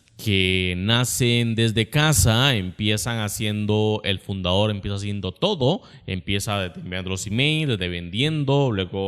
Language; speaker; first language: Spanish; native; Spanish